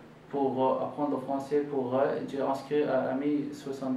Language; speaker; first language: French; non-native, learner; Arabic